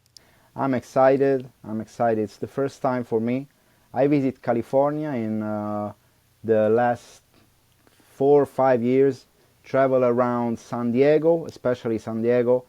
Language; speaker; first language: English; non-native, learner; Italian